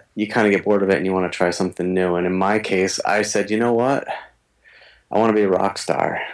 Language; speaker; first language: English; native; English